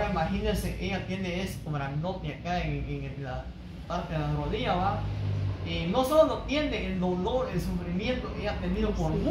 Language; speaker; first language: Spanish; native; Spanish